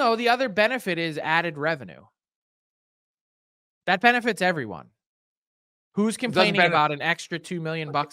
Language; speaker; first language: English; native; English